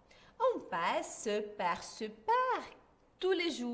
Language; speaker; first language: French; non-native, fluent; Portuguese